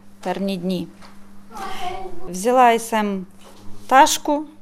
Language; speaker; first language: Czech; non-native, learner; Ukrainian